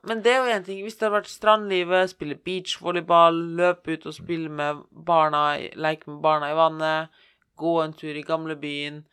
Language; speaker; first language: Norwegian; native; Norwegian